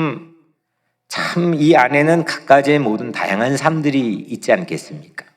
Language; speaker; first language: Korean; native; Korean